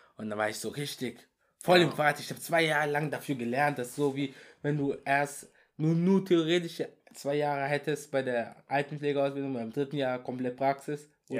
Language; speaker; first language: German; early bilingual, other home language; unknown